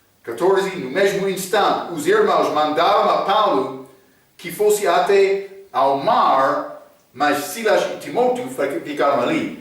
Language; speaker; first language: Portuguese; non-native, fluent; English